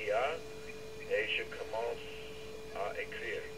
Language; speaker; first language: French; non-native, learner; English